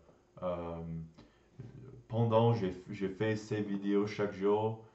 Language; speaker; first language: French; non-native, learner; English